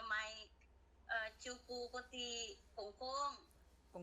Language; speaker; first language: Cantonese; non-native, fluent; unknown